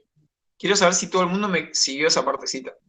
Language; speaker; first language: Spanish; native; Spanish